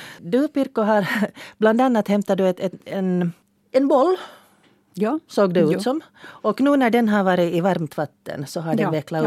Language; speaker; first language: Swedish; native; Swedish